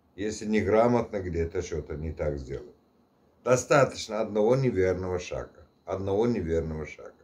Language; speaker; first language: Russian; non-native, local second language; Turkmen